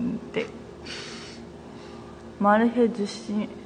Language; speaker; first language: Korean; non-native, learner; Japanese